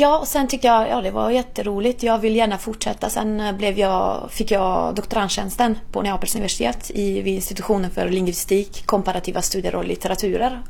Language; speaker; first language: Swedish; non-native, fluent; Italian